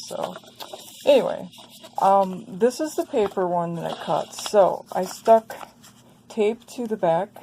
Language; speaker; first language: English; native; English